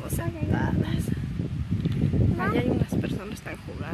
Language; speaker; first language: Spanish; native; Spanish